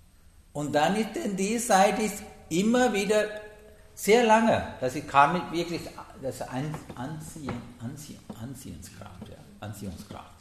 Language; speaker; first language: German; non-native, learner; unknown